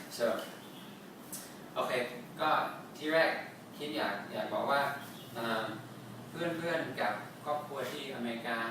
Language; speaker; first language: Thai; non-native, fluent; English